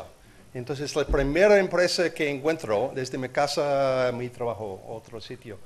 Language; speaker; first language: Spanish; non-native, learner; English